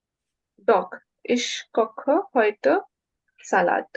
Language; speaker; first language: German; non-native, learner; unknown